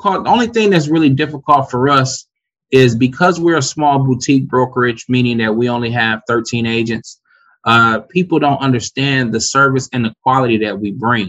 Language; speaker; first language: English; native; English